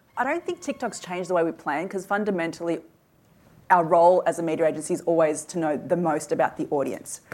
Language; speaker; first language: English; early bilingual, other home language; Hindi